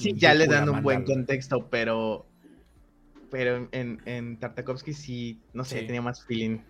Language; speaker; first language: Spanish; native; Spanish